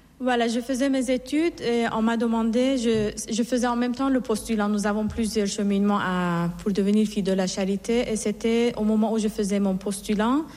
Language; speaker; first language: French; non-native, fluent; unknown